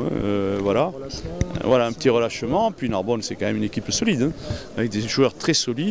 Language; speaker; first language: French; native; French